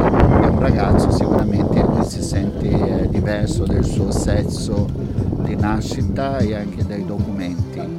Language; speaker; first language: Italian; non-native, fluent; Portuguese